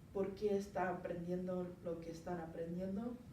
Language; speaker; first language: Spanish; non-native, learner; English